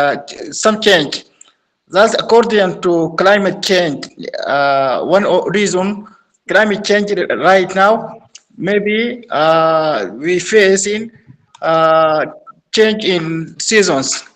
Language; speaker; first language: English; non-native, learner; Arabic